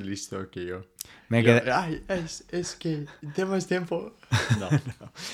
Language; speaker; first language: Spanish; non-native, fluent; English